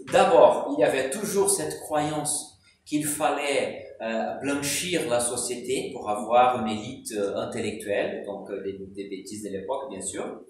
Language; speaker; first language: French; non-native, fluent; Portuguese